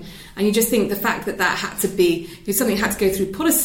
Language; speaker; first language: English; native; English